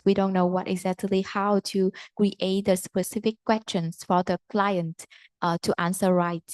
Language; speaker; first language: English; non-native, learner; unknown